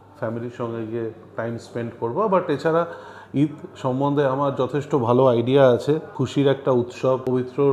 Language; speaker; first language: Bangla; native; Bangla